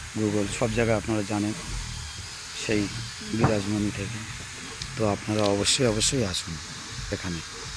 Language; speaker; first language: Bangla; native; Bangla